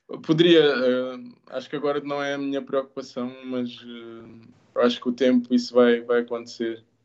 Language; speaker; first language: Portuguese; native; Portuguese